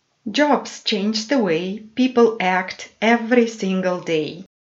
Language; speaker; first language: English; non-native, fluent; Romanian